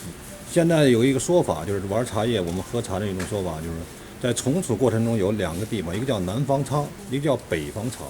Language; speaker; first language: Chinese; native; Chinese